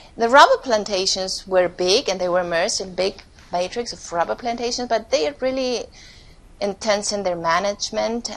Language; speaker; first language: English; non-native, fluent; Spanish